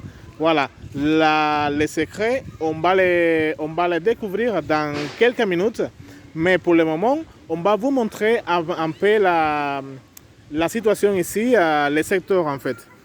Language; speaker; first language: French; non-native, fluent; Spanish